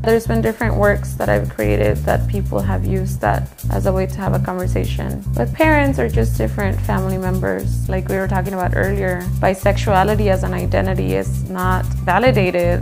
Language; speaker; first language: English; early bilingual, other home language; Spanish